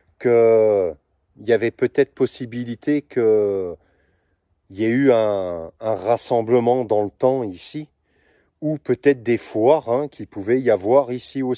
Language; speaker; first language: French; native; French